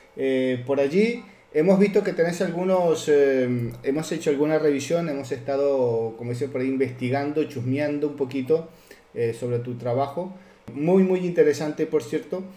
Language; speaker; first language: Spanish; native; Spanish